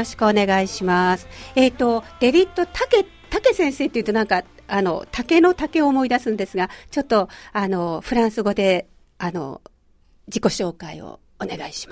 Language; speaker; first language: Japanese; native; Japanese